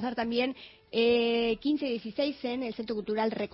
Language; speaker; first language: Spanish; native; Spanish